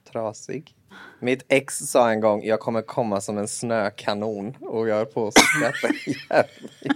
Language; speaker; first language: Swedish; native; Swedish